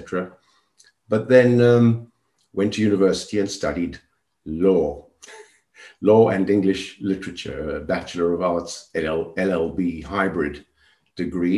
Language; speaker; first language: English; native; English